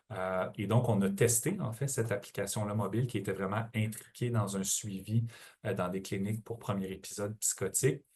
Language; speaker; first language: French; native; French